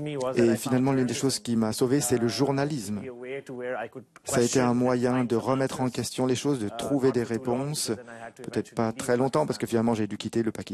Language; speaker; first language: French; non-native, fluent; Urdu